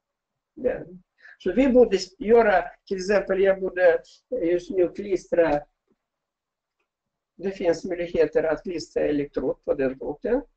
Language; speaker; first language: Swedish; non-native, fluent; Russian